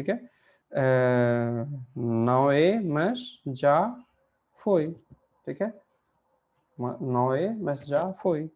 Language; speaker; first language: Portuguese; non-native, fluent; Hindi